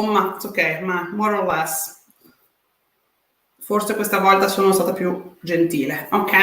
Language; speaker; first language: Italian; native; Italian